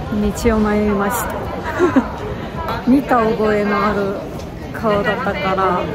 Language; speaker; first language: Japanese; non-native, fluent; Korean